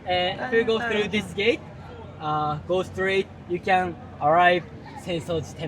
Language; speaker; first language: English; non-native, learner; Japanese